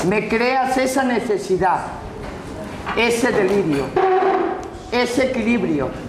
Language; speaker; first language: Spanish; non-native, local second language; Catalan